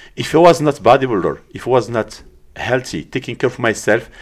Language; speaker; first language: English; early bilingual, other home language; Arabic